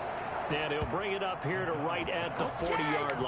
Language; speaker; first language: English; native; English